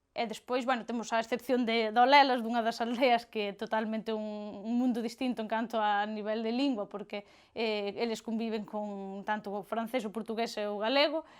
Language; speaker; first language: Galician; native; Galician